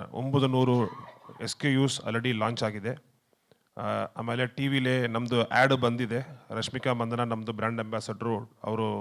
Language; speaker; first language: Kannada; non-native, learner; Tamil